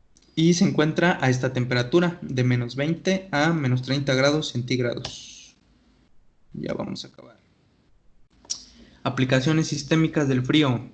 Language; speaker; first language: Spanish; native; Spanish